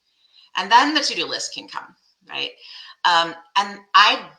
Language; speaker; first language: English; native; English